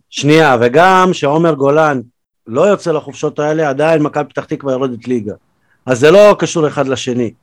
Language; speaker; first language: Hebrew; early bilingual, other home language; Russian